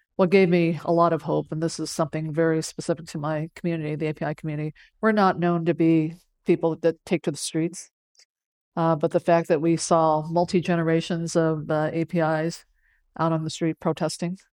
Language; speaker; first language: English; early bilingual, other home language; Cantonese